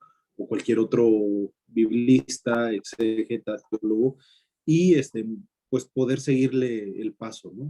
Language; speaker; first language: Spanish; native; Spanish